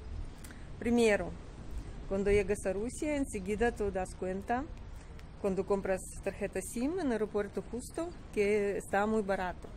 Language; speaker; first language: Spanish; non-native, learner; Russian